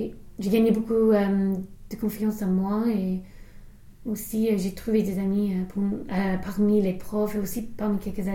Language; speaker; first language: French; non-native, fluent; English